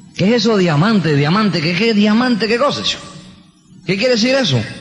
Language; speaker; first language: Spanish; early bilingual, heritage; Spanish